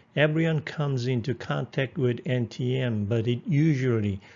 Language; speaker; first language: English; non-native, fluent; Korean